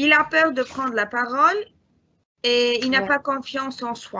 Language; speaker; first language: French; non-native, fluent; Arabic